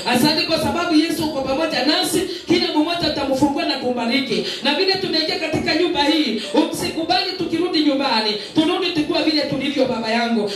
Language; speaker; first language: Swahili; non-native, local second language; Kikuyu